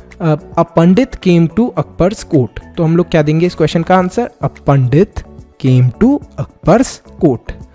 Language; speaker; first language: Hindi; native; Hindi